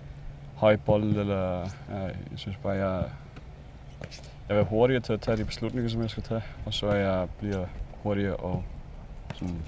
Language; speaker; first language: Danish; non-native, fluent; Icelandic